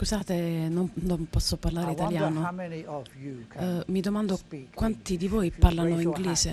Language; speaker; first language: Italian; native; Italian